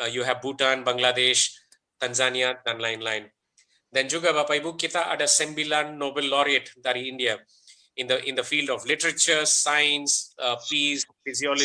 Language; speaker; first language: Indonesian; non-native, fluent; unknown